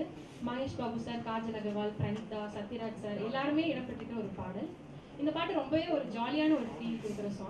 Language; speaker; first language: Tamil; native; Tamil